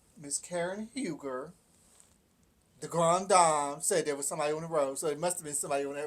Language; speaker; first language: English; native; English